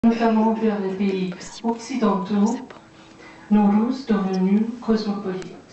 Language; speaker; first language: French; non-native, fluent; Persian